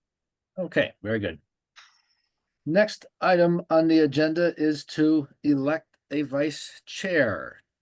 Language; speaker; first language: English; native; English